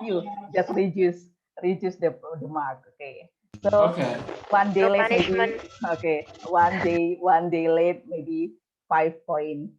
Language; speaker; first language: English; non-native, fluent; Indonesian